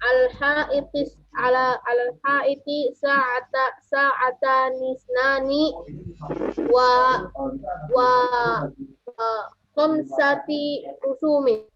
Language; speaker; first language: Arabic; non-native, learner; Indonesian